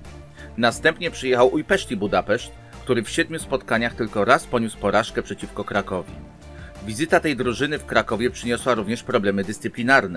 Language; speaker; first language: Polish; native; Polish